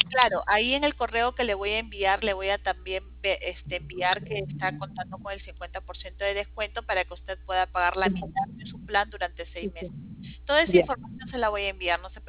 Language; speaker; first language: Spanish; native; Spanish